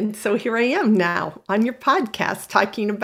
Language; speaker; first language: English; native; English